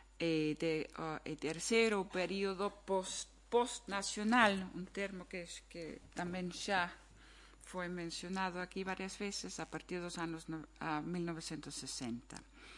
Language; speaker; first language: Galician; non-native, fluent; German